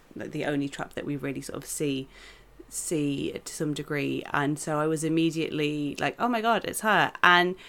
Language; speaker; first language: English; native; English